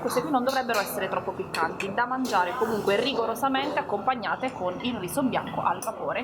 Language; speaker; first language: Italian; native; Italian